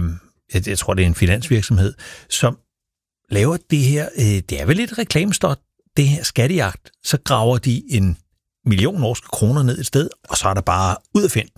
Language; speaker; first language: Danish; native; Danish